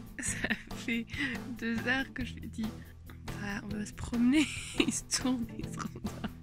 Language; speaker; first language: French; native; French